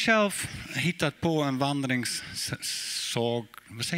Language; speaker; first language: Swedish; non-native, fluent; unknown